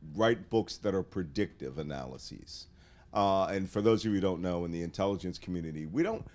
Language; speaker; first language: English; native; English